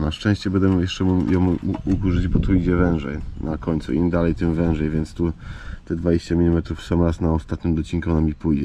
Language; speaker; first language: Polish; native; Polish